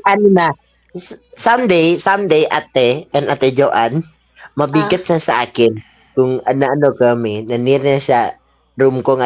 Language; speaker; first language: Filipino; non-native, learner; Indonesian